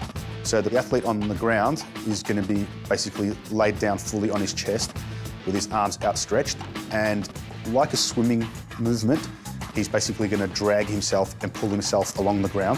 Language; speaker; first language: English; native; English